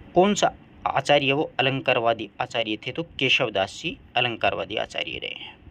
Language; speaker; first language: Hindi; native; Hindi